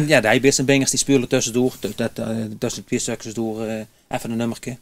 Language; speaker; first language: Dutch; native; Dutch